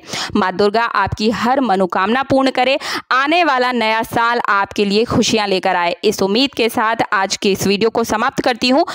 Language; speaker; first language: Hindi; native; Hindi